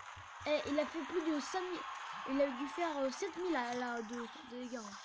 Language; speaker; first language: French; native; French